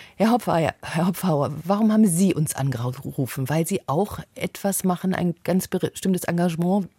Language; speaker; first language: German; native; German